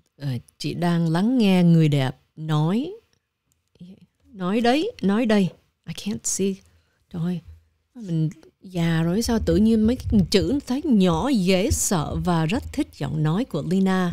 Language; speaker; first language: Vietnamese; early bilingual, heritage; Vietnamese